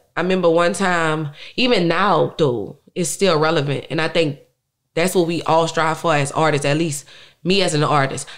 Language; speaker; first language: English; native; English